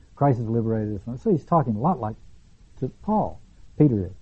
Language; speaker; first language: English; native; English